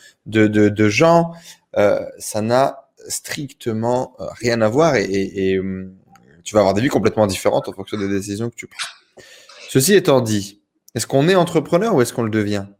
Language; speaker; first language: French; native; French